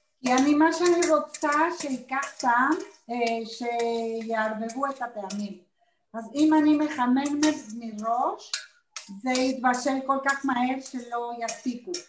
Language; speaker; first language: Hebrew; non-native, fluent; Spanish